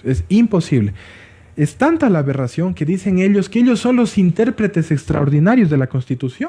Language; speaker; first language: Spanish; native; Spanish